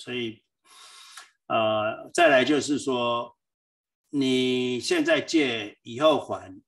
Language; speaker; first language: Chinese; native; Chinese